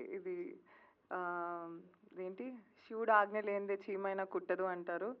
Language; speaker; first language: Telugu; native; Telugu